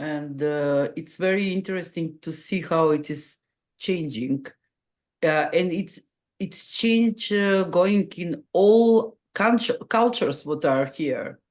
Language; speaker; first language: English; non-native, fluent; Macedonian